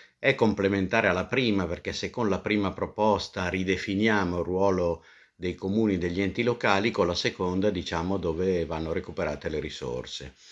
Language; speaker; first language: Italian; native; Italian